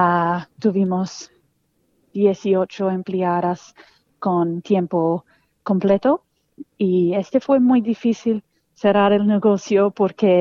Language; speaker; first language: Spanish; non-native, fluent; English